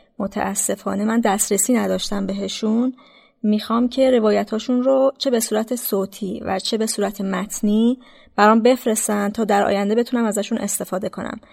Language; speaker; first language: Persian; native; Persian